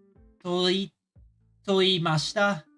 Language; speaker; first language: Japanese; non-native, learner; English